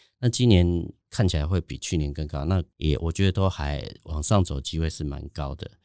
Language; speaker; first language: Chinese; native; Chinese